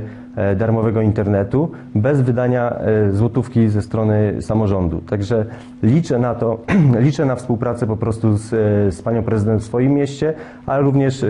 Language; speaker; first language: Polish; native; Polish